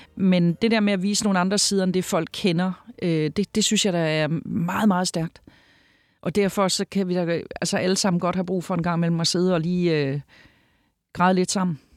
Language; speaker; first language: Danish; native; Danish